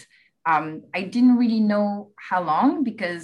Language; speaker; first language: English; non-native, fluent; French